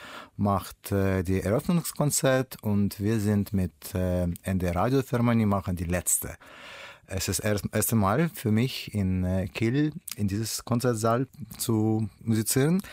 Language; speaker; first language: German; non-native, learner; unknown